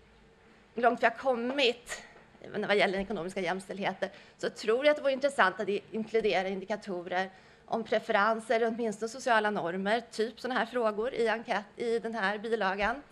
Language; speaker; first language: Swedish; native; Swedish